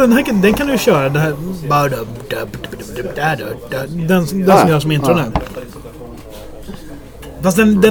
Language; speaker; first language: Swedish; native; Swedish